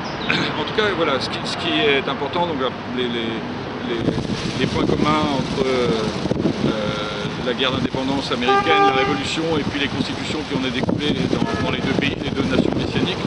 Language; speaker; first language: French; native; French